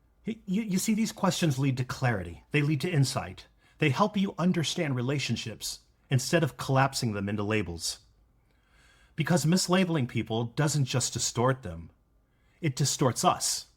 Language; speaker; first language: English; native; English